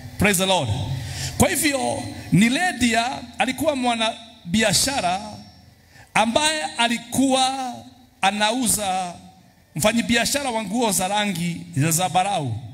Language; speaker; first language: Swahili; non-native, local second language; Kikuyu